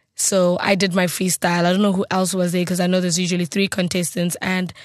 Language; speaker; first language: English; non-native, local second language; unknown